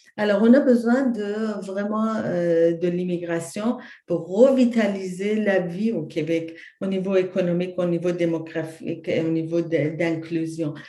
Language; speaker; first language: French; non-native, fluent; Persian